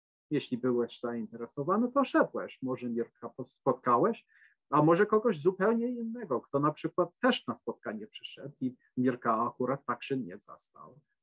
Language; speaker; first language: Polish; non-native, fluent; English